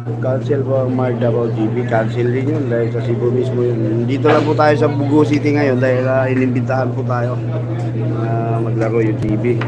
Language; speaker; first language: Filipino; non-native, local second language; Cebuano